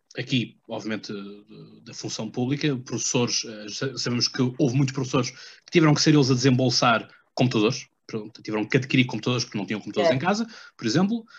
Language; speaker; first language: Portuguese; native; Portuguese